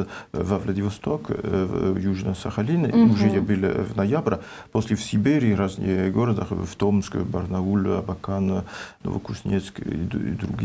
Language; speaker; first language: Russian; non-native, learner; French